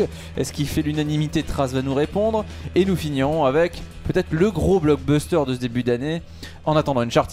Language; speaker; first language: French; native; French